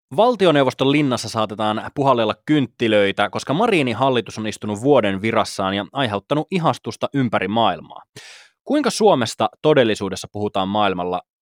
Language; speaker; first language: Finnish; native; Finnish